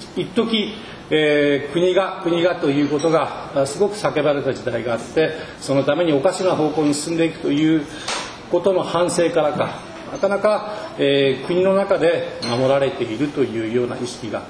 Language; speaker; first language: Japanese; native; Japanese